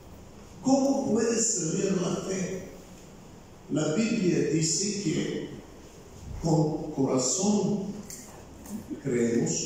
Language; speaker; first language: Spanish; non-native, fluent; Bulgarian